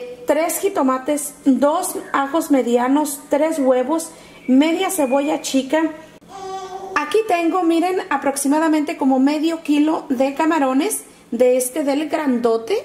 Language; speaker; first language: Spanish; native; Spanish